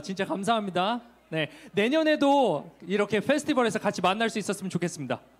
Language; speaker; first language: Korean; native; Korean